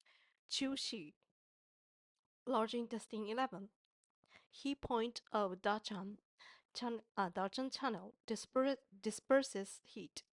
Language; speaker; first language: English; non-native, fluent; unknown